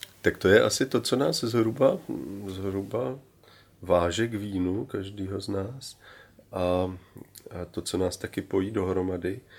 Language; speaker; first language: Czech; native; Czech